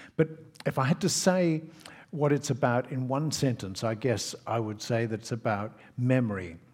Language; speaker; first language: English; native; English